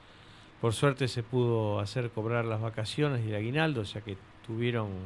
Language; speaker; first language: Spanish; native; Spanish